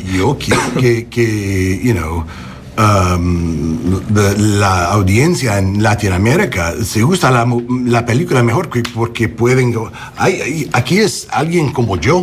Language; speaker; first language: Spanish; early bilingual, heritage; English